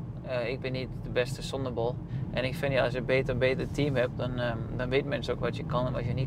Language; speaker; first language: Dutch; non-native, fluent; Danish